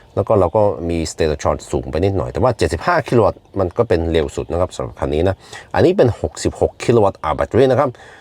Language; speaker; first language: Thai; non-native, fluent; Norwegian